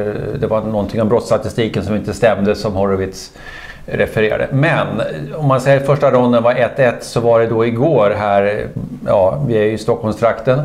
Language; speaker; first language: Swedish; native; Swedish